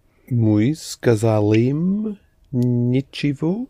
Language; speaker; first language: Russian; non-native, learner; English